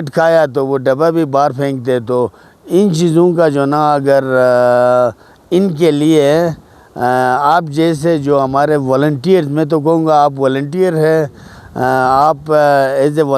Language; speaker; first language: Urdu; non-native, local second language; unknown